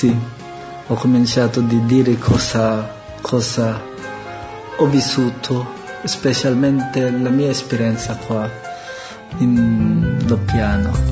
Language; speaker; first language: Italian; non-native, learner; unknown